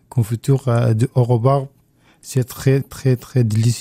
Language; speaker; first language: French; non-native, learner; Arabic